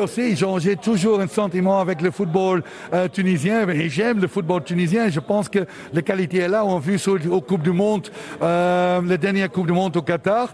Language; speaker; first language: French; non-native, local second language; Dutch